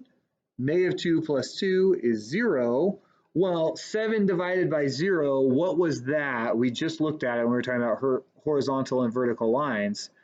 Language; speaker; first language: English; native; English